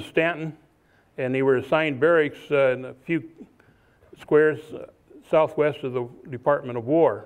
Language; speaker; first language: English; native; English